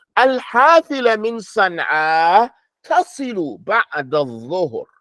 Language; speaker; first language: Arabic; non-native, fluent; English